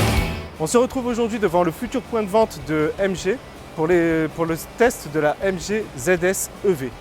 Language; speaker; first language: French; native; French